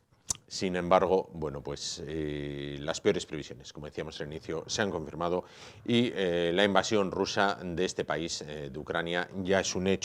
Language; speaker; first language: Spanish; native; Spanish